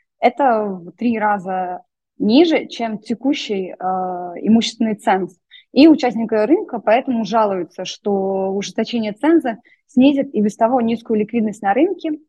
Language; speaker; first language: Russian; native; Russian